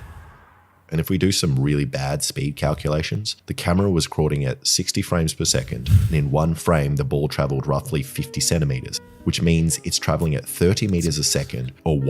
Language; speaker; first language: English; native; English